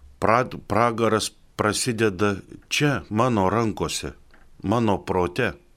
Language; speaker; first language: Lithuanian; native; Lithuanian